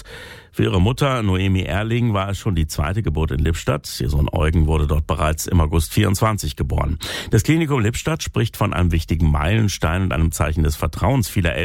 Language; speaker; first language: German; native; German